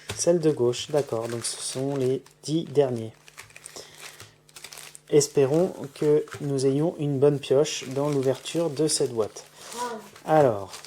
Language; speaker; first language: French; native; French